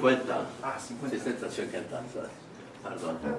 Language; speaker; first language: Spanish; non-native, learner; Estonian